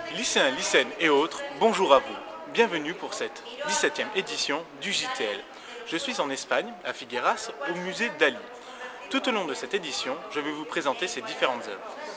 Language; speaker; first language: French; native; French